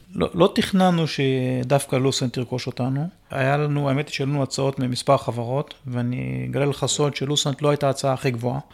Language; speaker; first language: Hebrew; native; Hebrew